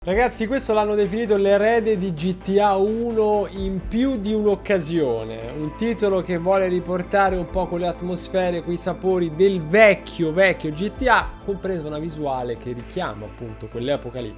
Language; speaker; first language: Italian; native; Italian